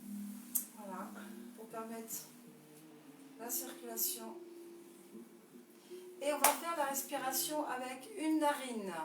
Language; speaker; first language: French; native; French